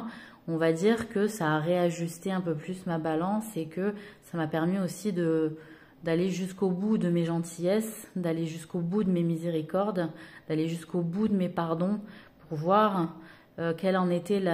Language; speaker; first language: French; native; French